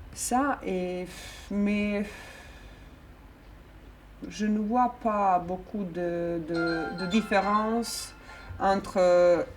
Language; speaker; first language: French; non-native, fluent; Bosnian